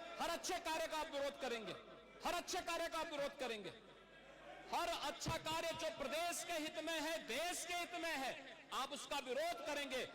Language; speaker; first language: Hindi; native; Hindi